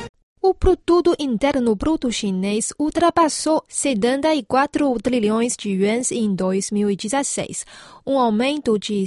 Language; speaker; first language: Portuguese; non-native, fluent; Chinese